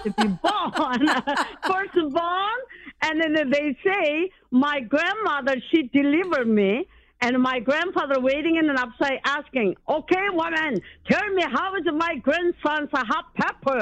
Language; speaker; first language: English; non-native, learner; Korean